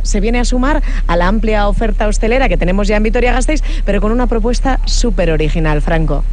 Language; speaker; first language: Spanish; native; Spanish